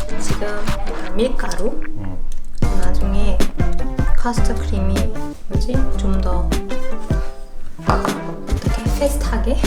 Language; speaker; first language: Korean; non-native, fluent; German